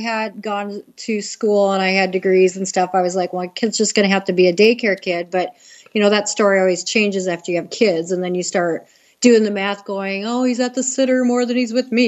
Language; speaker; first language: English; native; English